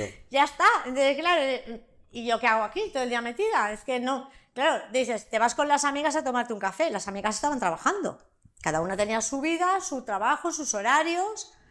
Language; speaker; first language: Spanish; non-native, local second language; Catalan